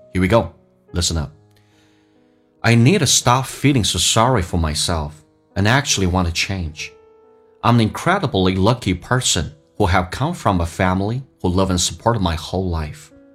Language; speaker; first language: English; non-native, fluent; Chinese